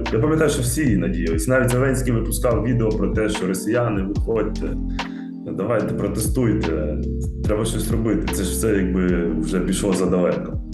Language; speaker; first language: Ukrainian; native; Ukrainian